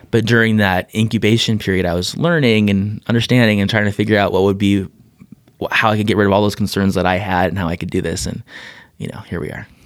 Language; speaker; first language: English; native; English